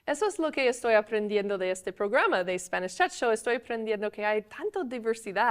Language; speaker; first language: Spanish; non-native, fluent; English